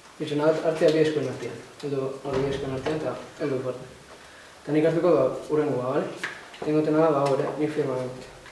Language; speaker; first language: Basque; native; Basque